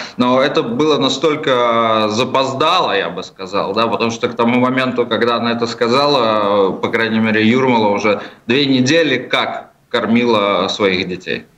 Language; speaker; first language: Russian; native; Russian